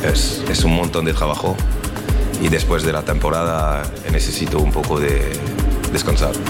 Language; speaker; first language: Spanish; non-native, learner; French